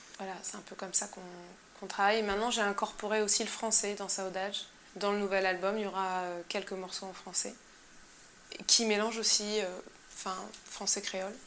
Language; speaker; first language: French; native; French